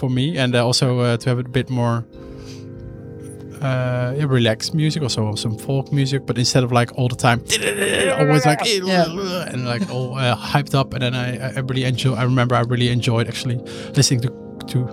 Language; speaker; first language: English; non-native, fluent; Dutch